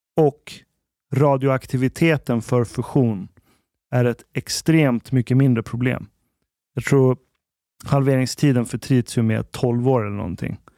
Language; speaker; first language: Swedish; early bilingual, other home language; Arabic